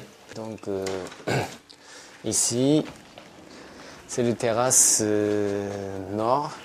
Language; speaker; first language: French; non-native, learner; Japanese